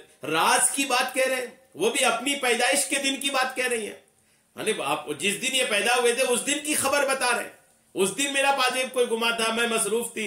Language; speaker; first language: Urdu; native; Urdu